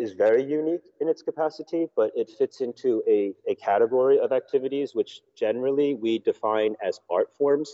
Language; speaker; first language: English; native; English